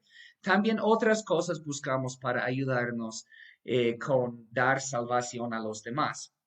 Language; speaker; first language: Spanish; non-native, fluent; English